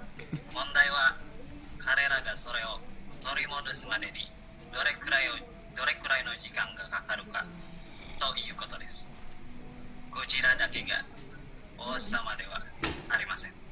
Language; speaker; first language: Japanese; non-native, learner; Indonesian